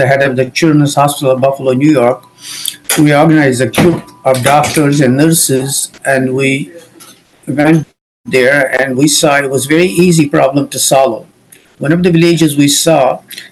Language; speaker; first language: English; non-native, local second language; Kashmiri